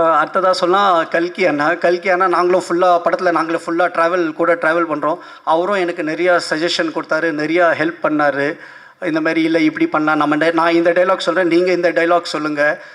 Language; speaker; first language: Tamil; non-native, local second language; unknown